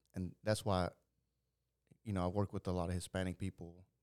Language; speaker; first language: English; early bilingual, other home language; Spanish